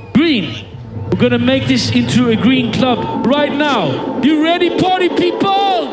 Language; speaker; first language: English; non-native, fluent; Swedish